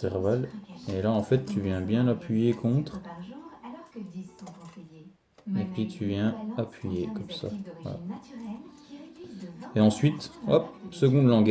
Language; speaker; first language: French; native; French